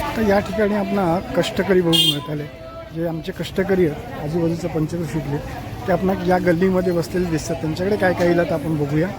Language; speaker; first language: Marathi; non-native, local second language; Konkani